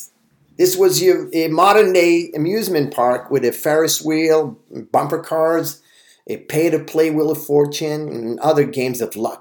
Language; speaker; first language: English; non-native, fluent; Arabic